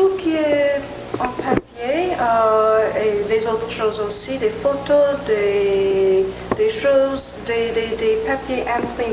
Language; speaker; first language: French; non-native, fluent; English